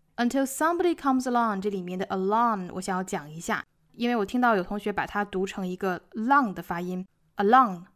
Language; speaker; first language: Chinese; native; Chinese